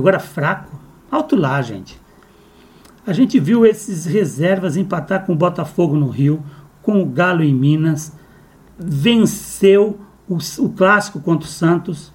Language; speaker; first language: Portuguese; native; Portuguese